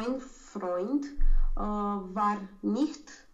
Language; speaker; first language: German; non-native, learner; Romanian